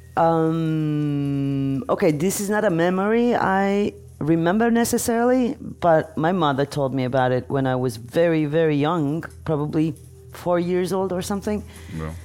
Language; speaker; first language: English; non-native, fluent; Turkish